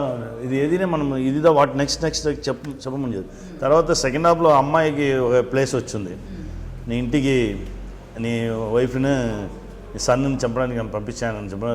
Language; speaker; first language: Telugu; non-native, local second language; Tamil